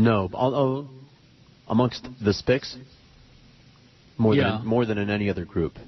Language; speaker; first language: English; native; English